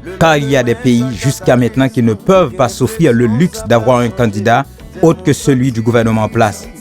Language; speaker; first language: French; non-native, local second language; Haitian Creole